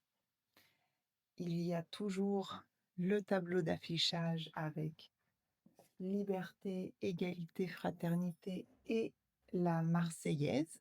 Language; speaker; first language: French; native; French